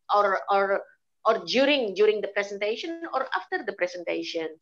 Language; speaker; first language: English; non-native, fluent; Indonesian